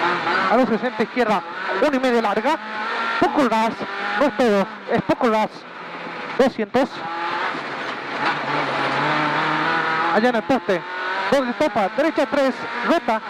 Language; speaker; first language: Spanish; native; Spanish